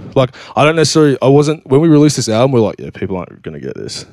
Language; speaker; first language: English; native; English